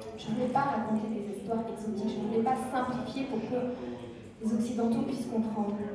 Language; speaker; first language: French; non-native, local second language; Kinyarwanda